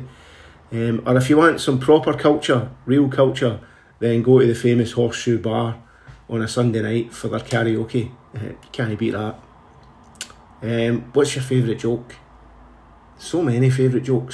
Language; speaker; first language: English; native; English